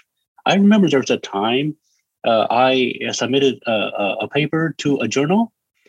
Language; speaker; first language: English; non-native, fluent; Chinese